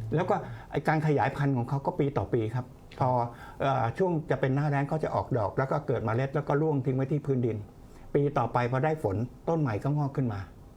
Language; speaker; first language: Thai; native; Thai